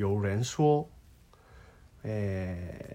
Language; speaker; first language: Chinese; non-native, learner; Japanese